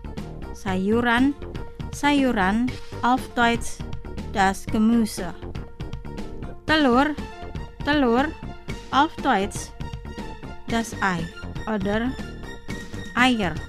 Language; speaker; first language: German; non-native, fluent; Indonesian